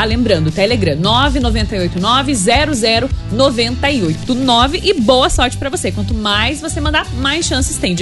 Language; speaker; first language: Portuguese; native; Portuguese